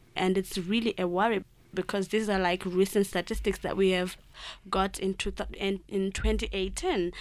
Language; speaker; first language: English; non-native, local second language; Shona